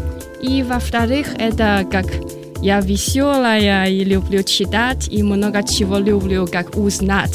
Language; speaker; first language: Russian; non-native, learner; Chinese